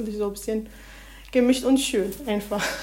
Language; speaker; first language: German; non-native, learner; Arabic